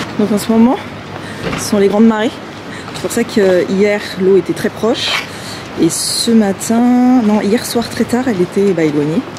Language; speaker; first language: French; native; French